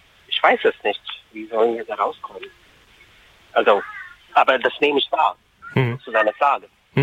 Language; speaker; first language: German; non-native, fluent; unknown